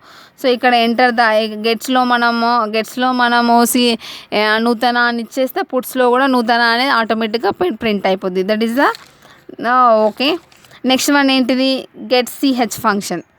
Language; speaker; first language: Telugu; native; Telugu